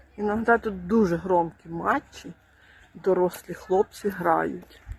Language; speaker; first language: Ukrainian; native; Ukrainian